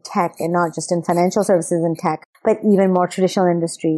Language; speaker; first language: English; non-native, local second language; Urdu